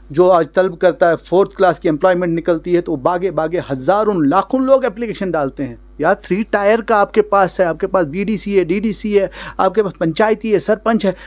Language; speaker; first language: Hindi; non-native, local second language; Kashmiri